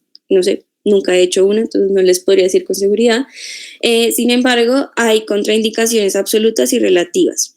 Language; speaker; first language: Spanish; native; Spanish